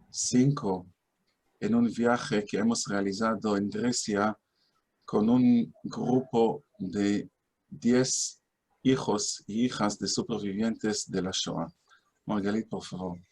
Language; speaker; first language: Spanish; non-native, fluent; Hebrew